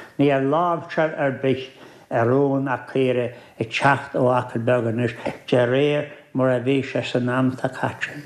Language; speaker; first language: Irish; native; Irish